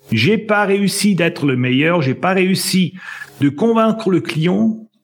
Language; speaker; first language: French; native; French